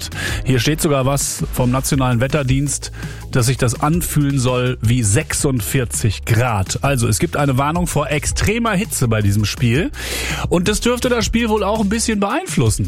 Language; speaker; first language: German; native; German